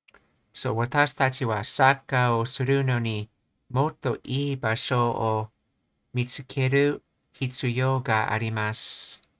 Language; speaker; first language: Japanese; non-native, learner; English